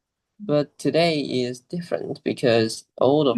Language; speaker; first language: English; non-native, learner; Chinese